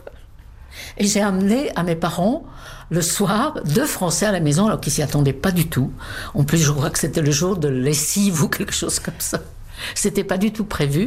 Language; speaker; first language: French; non-native, fluent; Czech